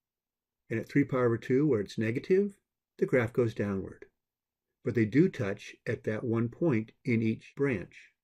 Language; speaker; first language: English; native; English